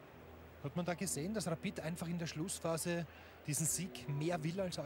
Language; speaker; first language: German; native; German